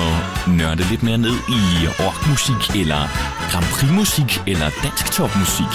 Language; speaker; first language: Danish; native; Danish